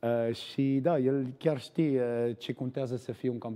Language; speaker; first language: Romanian; non-native, learner; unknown